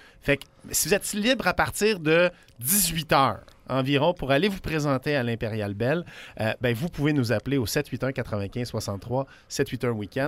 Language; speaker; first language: French; native; French